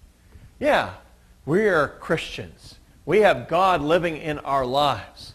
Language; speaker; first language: English; native; English